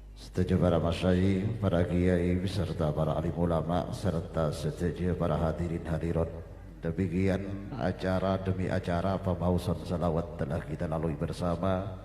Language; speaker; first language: Indonesian; non-native, local second language; Madurese